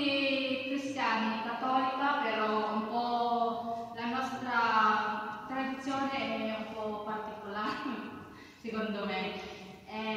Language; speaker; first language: Italian; non-native, learner; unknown